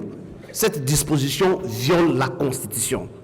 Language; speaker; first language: French; native; French